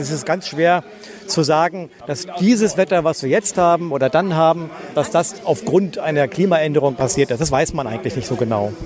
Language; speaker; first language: German; native; German